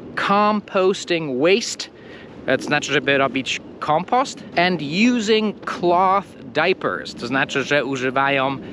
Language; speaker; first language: Polish; non-native, fluent; English